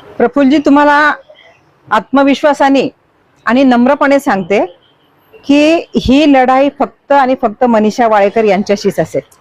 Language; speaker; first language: Marathi; native; Marathi